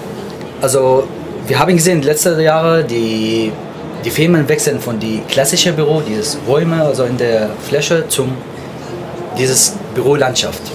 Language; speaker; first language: German; non-native, fluent; Arabic